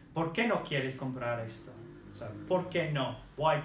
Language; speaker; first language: Spanish; non-native, fluent; English